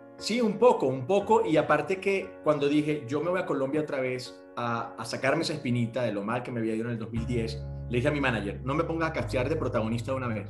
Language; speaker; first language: Spanish; native; Spanish